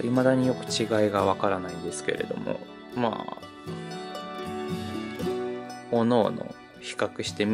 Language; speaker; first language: Japanese; native; Japanese